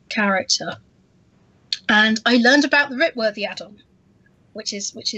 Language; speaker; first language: English; native; English